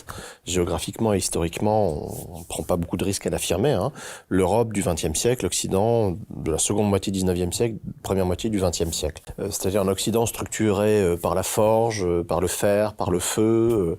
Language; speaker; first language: French; native; French